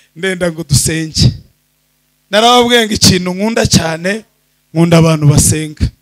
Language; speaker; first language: Kinyarwanda; early bilingual, heritage; Kinyarwanda